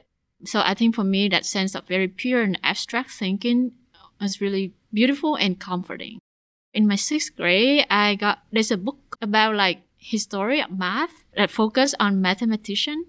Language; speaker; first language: English; non-native, fluent; Vietnamese